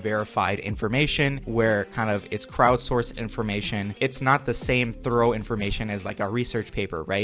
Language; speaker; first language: English; native; English